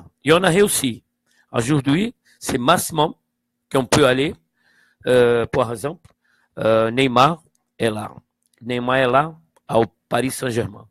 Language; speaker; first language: French; non-native, fluent; Portuguese